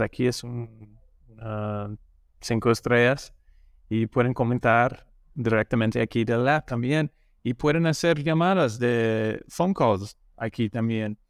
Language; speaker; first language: Spanish; non-native, learner; English